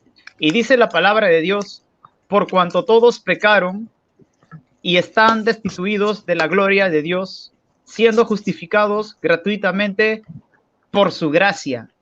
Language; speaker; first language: Spanish; native; Spanish